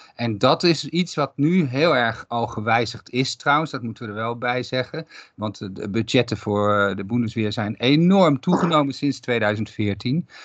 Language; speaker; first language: Dutch; native; Dutch